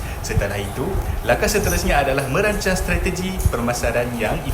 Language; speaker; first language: Malay; native; Malay